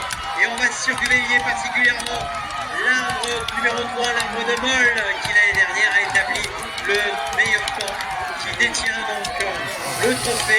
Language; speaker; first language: French; native; French